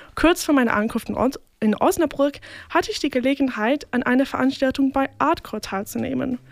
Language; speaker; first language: German; non-native, fluent; English